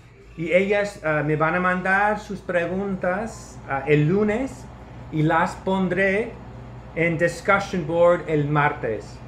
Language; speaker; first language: Spanish; non-native, fluent; English